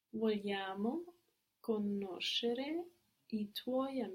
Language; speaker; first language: Italian; non-native, learner; English